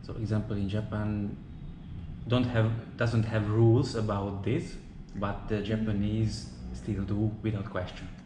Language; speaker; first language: English; non-native, learner; Hungarian